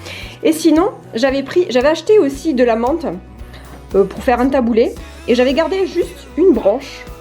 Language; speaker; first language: French; native; French